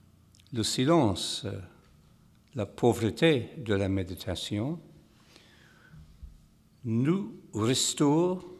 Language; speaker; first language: French; non-native, fluent; English